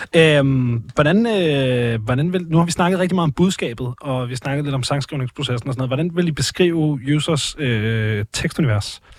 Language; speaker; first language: Danish; native; Danish